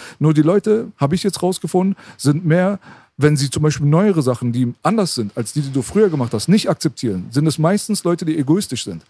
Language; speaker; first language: German; early bilingual, other home language; Persian